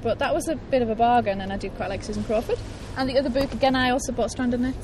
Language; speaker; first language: English; native; English